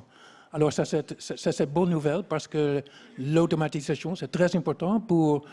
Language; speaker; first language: French; non-native, fluent; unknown